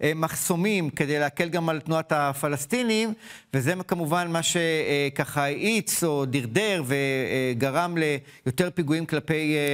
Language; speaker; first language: Hebrew; native; Hebrew